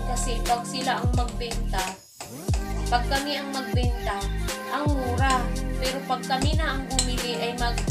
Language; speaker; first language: Filipino; non-native, local second language; Cebuano